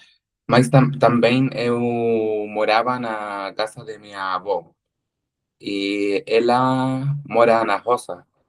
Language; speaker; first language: Portuguese; non-native, learner; Spanish